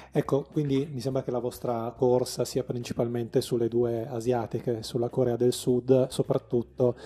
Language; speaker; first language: Italian; native; Italian